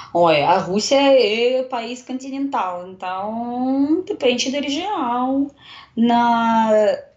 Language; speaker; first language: Portuguese; non-native, fluent; Russian